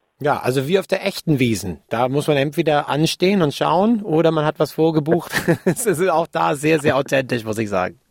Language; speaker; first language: German; native; German